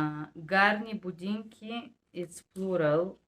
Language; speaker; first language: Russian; non-native, fluent; Bulgarian